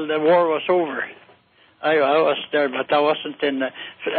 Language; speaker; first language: English; native; English